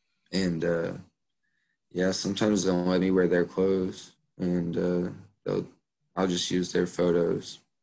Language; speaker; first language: English; native; English